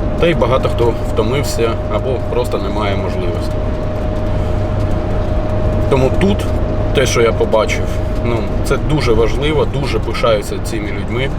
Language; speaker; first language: Ukrainian; native; Ukrainian